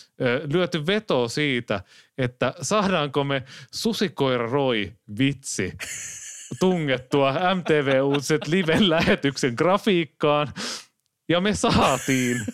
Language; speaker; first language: Finnish; native; Finnish